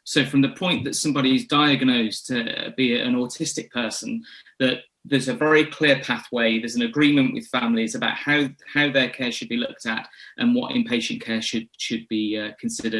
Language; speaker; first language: English; native; English